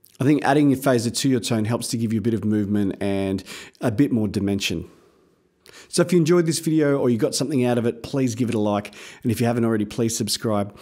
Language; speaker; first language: English; native; English